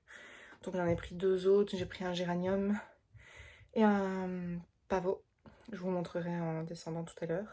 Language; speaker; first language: French; native; French